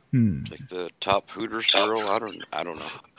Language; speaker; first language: English; native; English